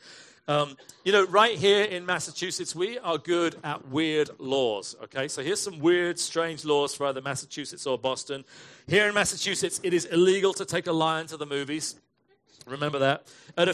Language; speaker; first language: English; native; English